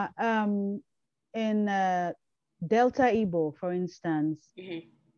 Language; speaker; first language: English; non-native, local second language; Igbo